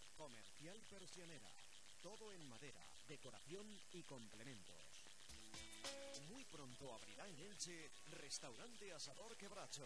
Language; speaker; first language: Spanish; native; Spanish